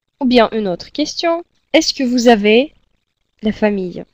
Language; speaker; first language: French; non-native, fluent; Russian